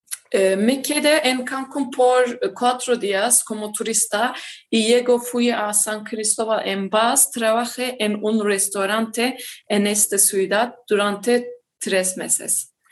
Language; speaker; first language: Spanish; non-native, learner; Turkish